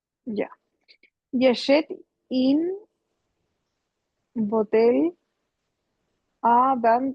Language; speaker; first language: French; non-native, learner; Spanish